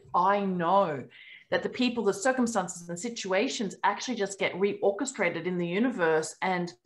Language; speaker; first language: English; native; English